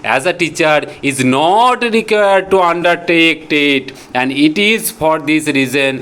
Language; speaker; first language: English; non-native, local second language; Bangla